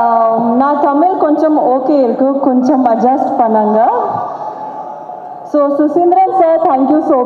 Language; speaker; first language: Tamil; non-native, learner; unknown